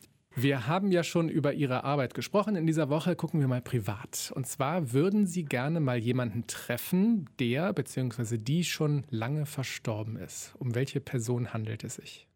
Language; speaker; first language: German; native; German